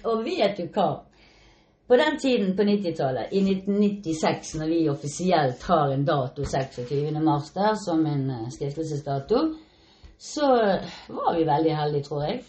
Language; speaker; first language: Norwegian; native; Norwegian